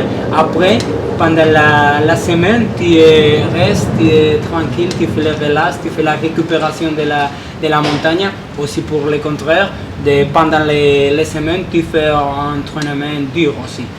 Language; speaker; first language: French; non-native, learner; Spanish